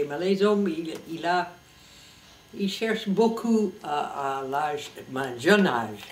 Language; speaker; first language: French; non-native, fluent; English